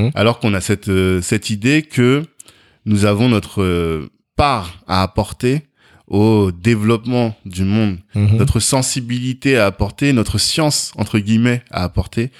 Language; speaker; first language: French; native; French